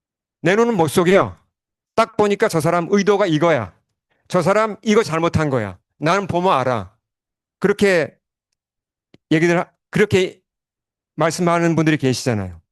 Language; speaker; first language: Korean; native; Korean